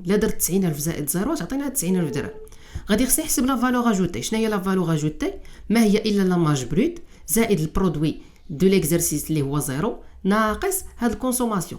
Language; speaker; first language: Arabic; native; Arabic